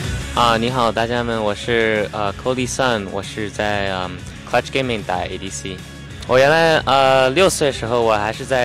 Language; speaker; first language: Chinese; early bilingual, heritage; Chinese